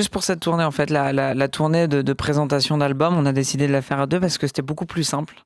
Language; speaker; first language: French; native; French